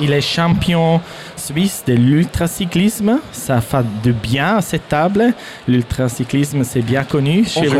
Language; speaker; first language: French; non-native, fluent; German